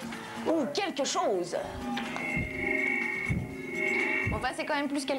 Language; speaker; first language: French; native; French